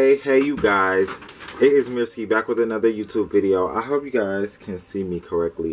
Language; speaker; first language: English; native; English